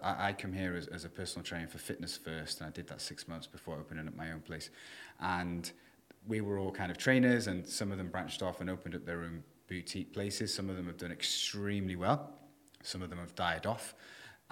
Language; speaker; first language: English; native; English